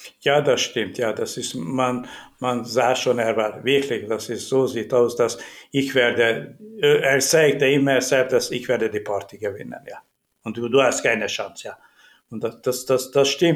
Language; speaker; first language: German; non-native, learner; Hungarian